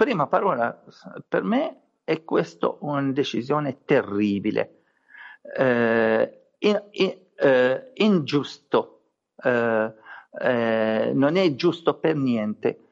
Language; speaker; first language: Italian; non-native, fluent; Arabic